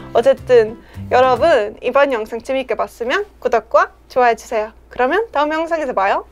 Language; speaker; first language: Korean; non-native, fluent; Estonian